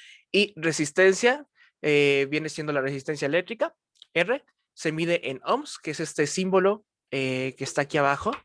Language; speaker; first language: Spanish; native; Spanish